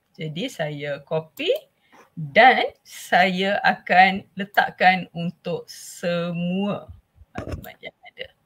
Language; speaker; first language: Malay; non-native, local second language; Tamil